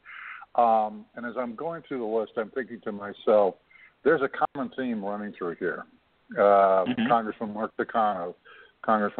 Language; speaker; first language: English; native; English